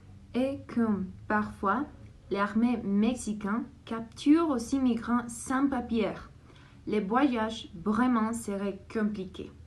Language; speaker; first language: French; non-native, learner; Spanish